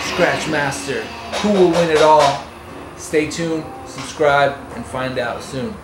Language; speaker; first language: English; native; English